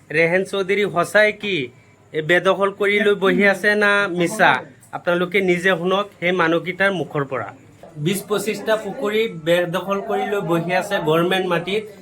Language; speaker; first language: Assamese; non-native, local second language; Bangla